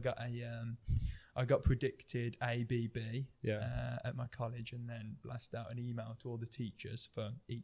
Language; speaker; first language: English; native; English